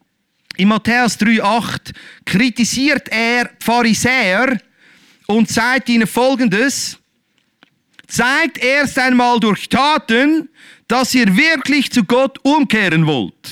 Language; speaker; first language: German; native; German